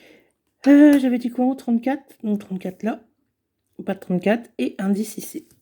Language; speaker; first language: French; native; French